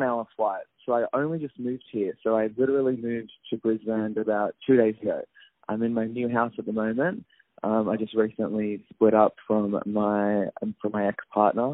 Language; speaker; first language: English; native; English